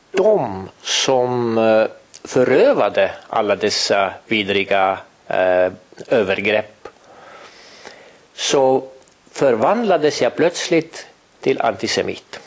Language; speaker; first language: Swedish; non-native, fluent; Estonian